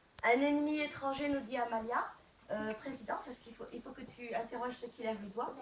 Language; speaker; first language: French; native; French